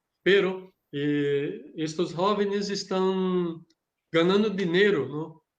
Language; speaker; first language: Spanish; non-native, learner; Portuguese